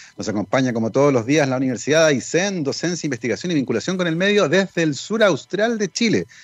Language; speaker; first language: Spanish; native; Spanish